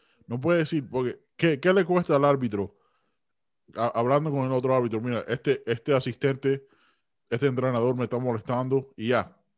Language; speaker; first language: Spanish; early bilingual, heritage; Spanish